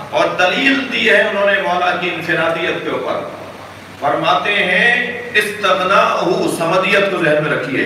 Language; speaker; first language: Urdu; non-native, local second language; Sindhi